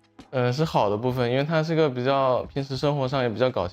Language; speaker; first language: Chinese; native; Chinese